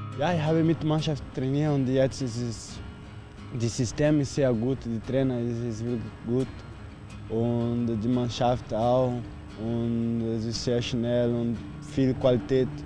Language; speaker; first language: German; non-native, learner; Portuguese